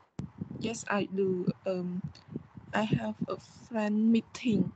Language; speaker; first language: English; non-native, learner; Khmer